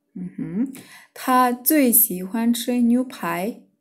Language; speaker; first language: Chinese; non-native, fluent; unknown